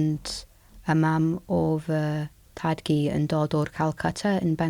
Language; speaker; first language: Welsh; non-native, local second language; English